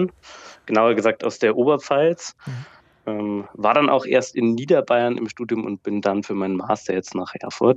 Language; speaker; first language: German; native; German